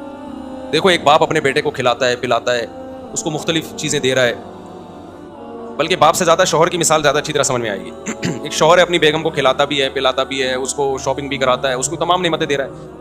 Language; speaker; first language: Urdu; native; Urdu